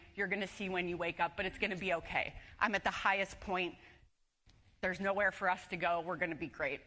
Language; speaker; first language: English; native; English